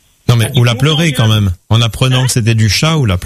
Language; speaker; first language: French; native; French